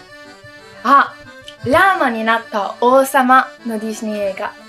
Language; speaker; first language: Japanese; non-native, fluent; Italian